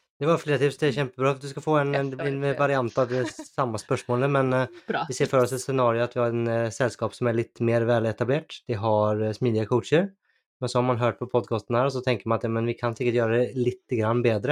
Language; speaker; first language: Norwegian; native; Norwegian